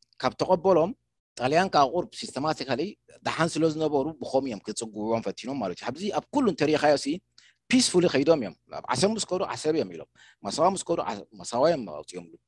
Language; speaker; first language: Tigrinya; non-native, local second language; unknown